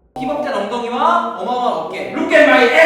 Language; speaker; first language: Korean; native; Korean